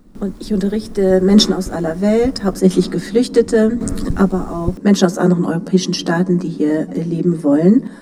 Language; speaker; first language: German; native; German